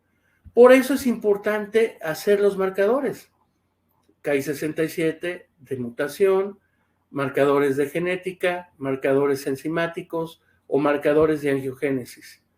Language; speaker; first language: Spanish; native; Spanish